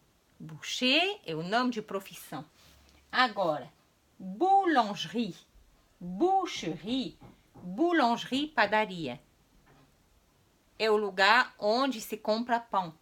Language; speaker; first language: Portuguese; non-native, fluent; French